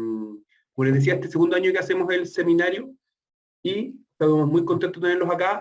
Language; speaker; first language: Spanish; native; Spanish